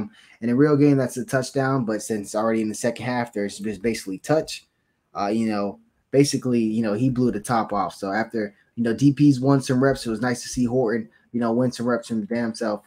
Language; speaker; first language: English; native; English